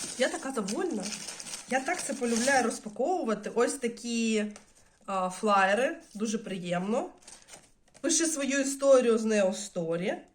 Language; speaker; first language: Ukrainian; non-native, local second language; Russian